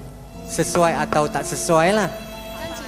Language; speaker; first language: Malay; native; Malay